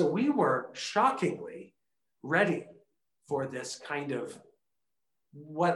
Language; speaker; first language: English; native; English